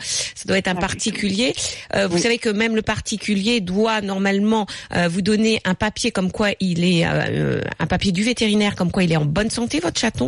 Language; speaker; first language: French; native; French